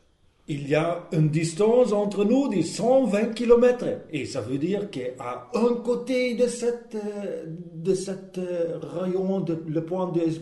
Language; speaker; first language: French; non-native, learner; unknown